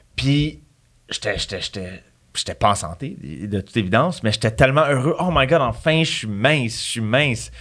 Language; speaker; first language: French; native; French